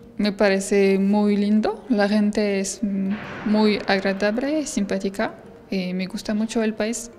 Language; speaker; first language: Spanish; non-native, fluent; French